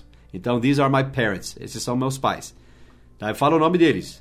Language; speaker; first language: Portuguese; non-native, fluent; English